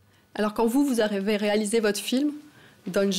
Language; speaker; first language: French; native; French